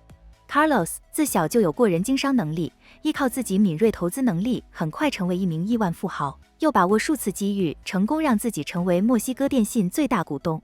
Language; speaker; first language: Chinese; native; Chinese